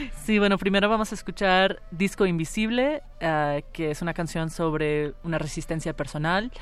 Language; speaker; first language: Spanish; early bilingual, heritage; Spanish